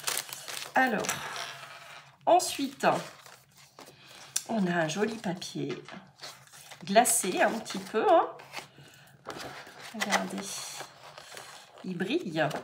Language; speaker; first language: French; native; French